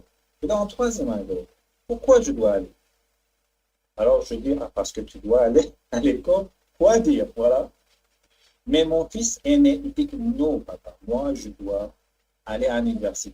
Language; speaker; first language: French; non-native, fluent; Persian